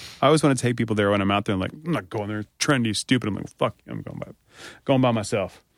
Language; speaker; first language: English; native; English